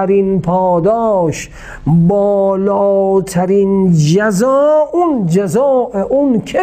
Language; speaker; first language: Persian; native; Persian